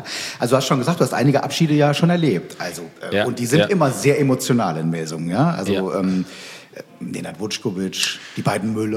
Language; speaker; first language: German; native; German